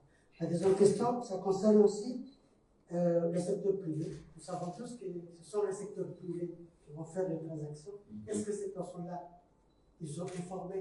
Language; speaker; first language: French; non-native, local second language; Comorian